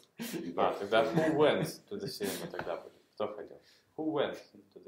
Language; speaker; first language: Russian; native; Russian